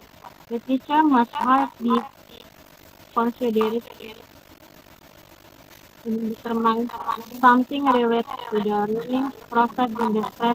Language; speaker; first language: English; non-native, learner; Indonesian